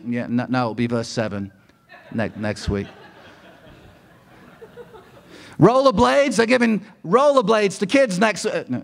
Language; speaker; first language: English; native; English